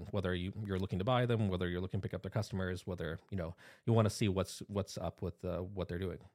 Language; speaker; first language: English; native; English